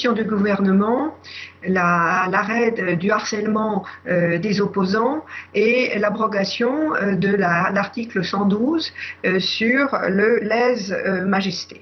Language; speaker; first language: French; native; French